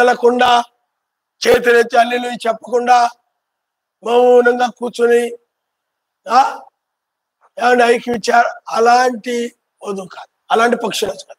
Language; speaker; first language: Telugu; native; Telugu